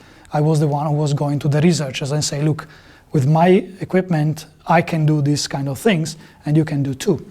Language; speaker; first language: English; non-native, fluent; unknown